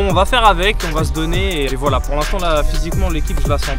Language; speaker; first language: French; native; French